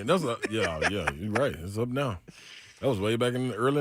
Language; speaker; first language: English; native; English